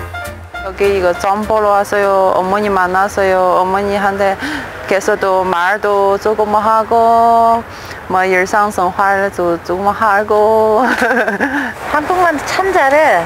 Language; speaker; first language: Korean; non-native, learner; Chinese